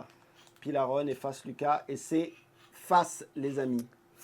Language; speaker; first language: French; native; French